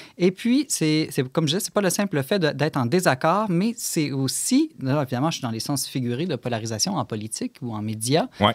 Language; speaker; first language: French; native; French